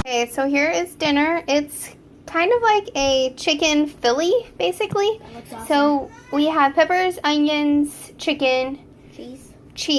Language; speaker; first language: English; native; English